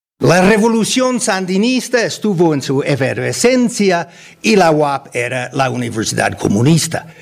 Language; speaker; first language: Spanish; non-native, fluent; English